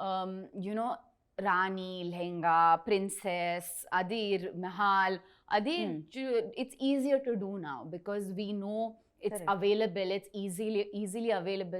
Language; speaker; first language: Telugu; non-native, learner; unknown